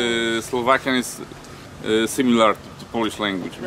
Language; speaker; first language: English; non-native, learner; Polish